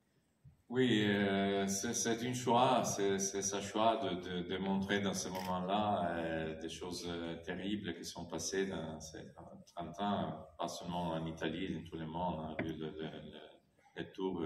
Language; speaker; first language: French; non-native, fluent; Italian